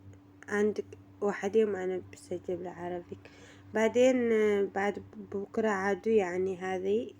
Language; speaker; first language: Arabic; non-native, learner; Amharic